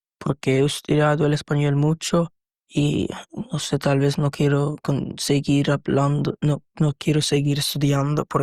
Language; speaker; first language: Spanish; non-native, learner; English